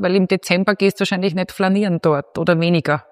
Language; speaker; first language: German; native; German